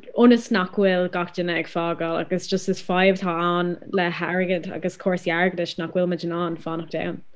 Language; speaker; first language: Irish; non-native, local second language; English